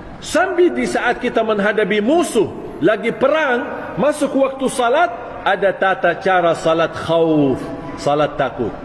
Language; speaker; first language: Malay; non-native, fluent; Arabic